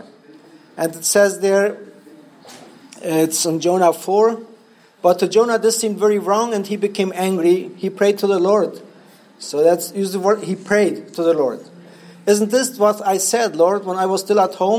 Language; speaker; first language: English; non-native, fluent; Spanish